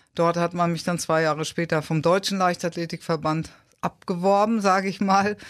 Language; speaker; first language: German; native; German